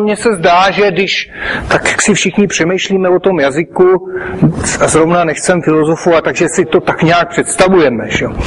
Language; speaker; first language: Czech; native; Czech